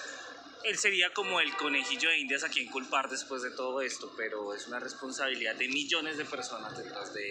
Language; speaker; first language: Spanish; native; Spanish